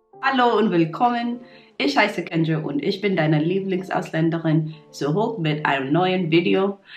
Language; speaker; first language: German; non-native, fluent; English